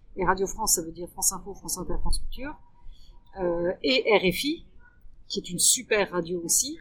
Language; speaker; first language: French; early bilingual, heritage; French